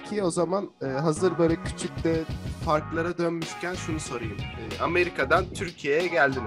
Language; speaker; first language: Turkish; native; Turkish